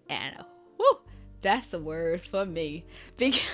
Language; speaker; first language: English; early bilingual, other home language; Haitian Creole